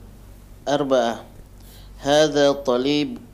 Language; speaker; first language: Arabic; non-native, learner; Indonesian